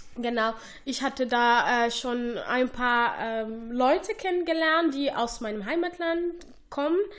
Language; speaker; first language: German; non-native, fluent; Somali